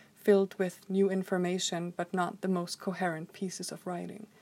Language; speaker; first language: English; non-native, fluent; Icelandic